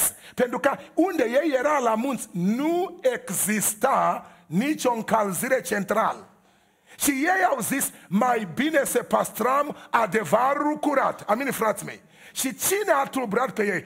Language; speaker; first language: Romanian; non-native, learner; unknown